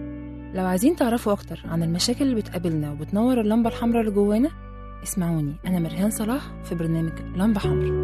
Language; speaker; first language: Arabic; native; Arabic